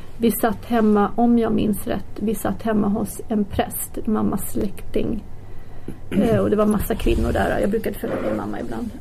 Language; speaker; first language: Swedish; early bilingual, other home language; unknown